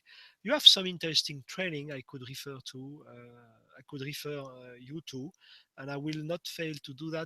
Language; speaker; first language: English; non-native, fluent; French